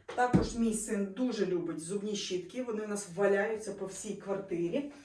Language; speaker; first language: Ukrainian; non-native, local second language; Russian